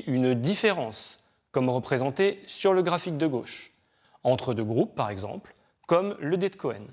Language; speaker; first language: French; native; French